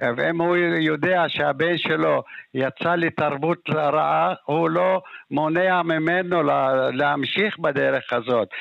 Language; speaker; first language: Hebrew; non-native, local second language; Arabic